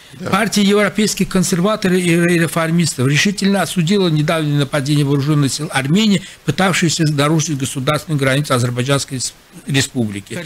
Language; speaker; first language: Russian; non-native, local second language; Azerbaijani